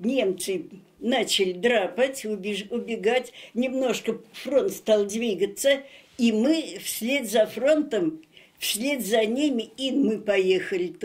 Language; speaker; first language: Russian; native; Russian